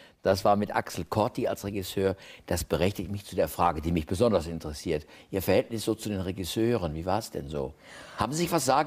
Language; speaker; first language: German; native; German